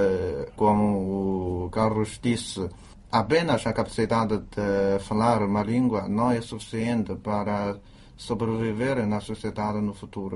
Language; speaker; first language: Portuguese; non-native, fluent; Chinese